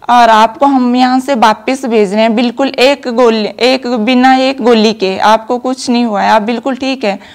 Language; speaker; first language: Hindi; native; Hindi